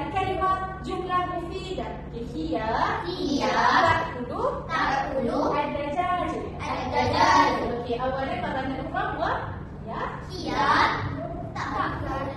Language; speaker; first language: Arabic; non-native, learner; Malay